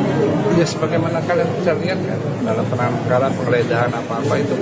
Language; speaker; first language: Indonesian; native; Indonesian